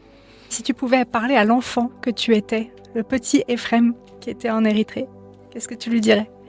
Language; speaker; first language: French; native; French